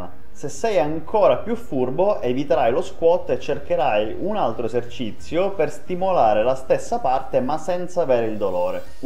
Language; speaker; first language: Italian; native; Italian